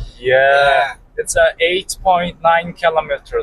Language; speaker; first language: English; non-native, learner; Mongolian